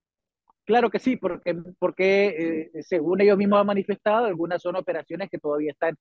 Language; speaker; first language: Spanish; native; Spanish